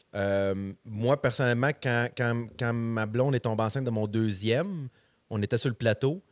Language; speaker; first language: French; native; French